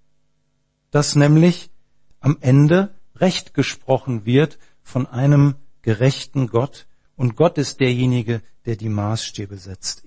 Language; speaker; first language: German; native; German